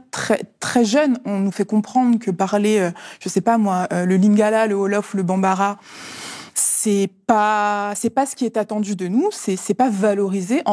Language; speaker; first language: French; early bilingual, other home language; Lingala